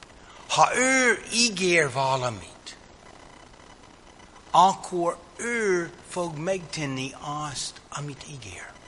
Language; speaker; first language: Hungarian; non-native, fluent; English